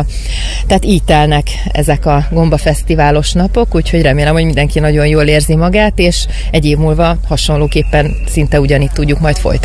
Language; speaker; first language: Hungarian; native; Hungarian